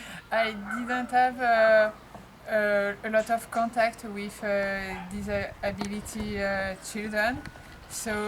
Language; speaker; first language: English; non-native, learner; French